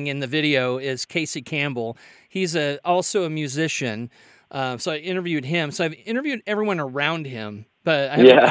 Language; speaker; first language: English; native; English